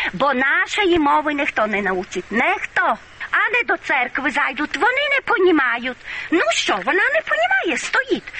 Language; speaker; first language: Ukrainian; native; Ukrainian